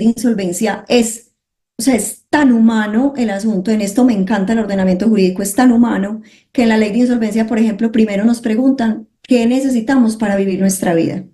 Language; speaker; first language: Spanish; native; Spanish